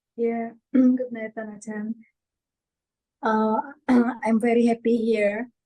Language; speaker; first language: English; non-native, learner; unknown